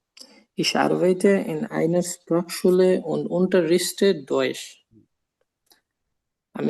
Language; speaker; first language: German; non-native, learner; Bangla